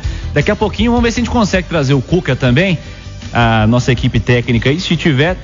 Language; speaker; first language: Portuguese; native; Portuguese